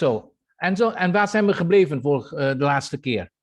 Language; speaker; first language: Dutch; non-native, fluent; Indonesian